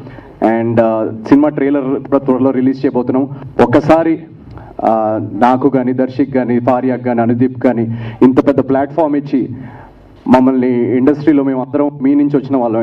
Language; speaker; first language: Telugu; native; Telugu